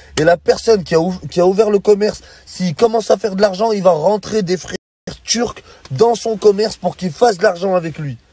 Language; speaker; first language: French; early bilingual, other home language; Arabic